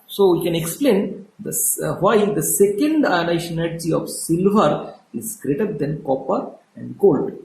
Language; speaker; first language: English; non-native, local second language; Bangla